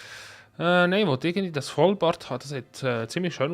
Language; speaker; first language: German; native; German